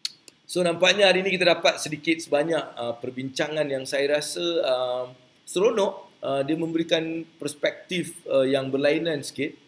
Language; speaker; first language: Malay; native; Malay